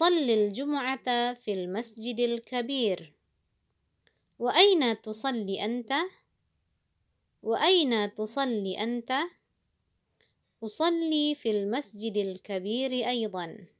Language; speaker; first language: Arabic; non-native, fluent; Indonesian